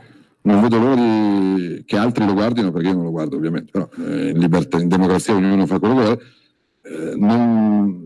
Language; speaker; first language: Italian; native; Italian